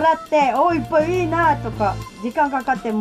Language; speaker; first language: Japanese; non-native, learner; Filipino